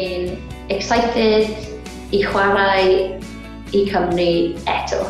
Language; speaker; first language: Welsh; non-native, local second language; English